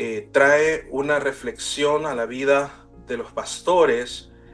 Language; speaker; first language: Spanish; native; Spanish